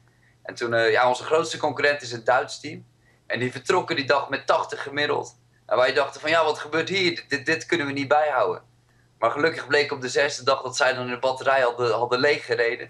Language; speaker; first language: Dutch; native; Dutch